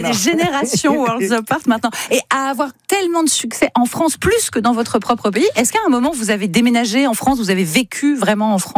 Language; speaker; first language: French; native; French